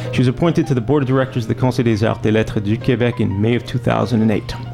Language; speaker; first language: English; native; English